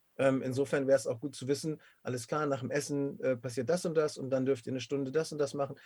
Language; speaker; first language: German; native; German